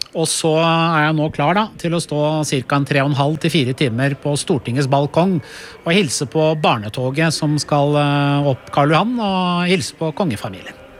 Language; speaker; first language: Norwegian; early bilingual, other home language; Persian